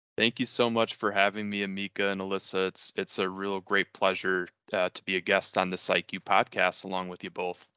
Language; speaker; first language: English; early bilingual, other home language; Spanish